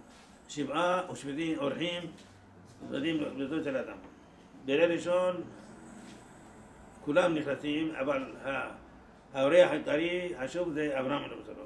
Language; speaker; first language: Hebrew; non-native, fluent; Persian